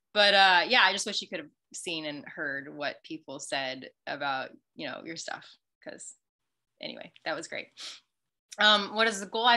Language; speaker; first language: English; native; English